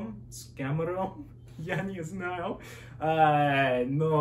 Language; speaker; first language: Russian; non-native, learner; English